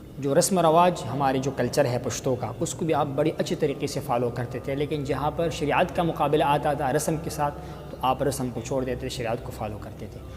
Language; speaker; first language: Urdu; non-native, local second language; Pashto